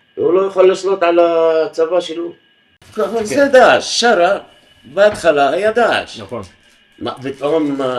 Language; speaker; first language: Hebrew; non-native, local second language; Arabic